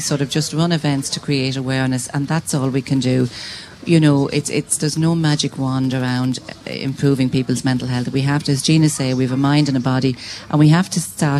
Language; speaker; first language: English; native; English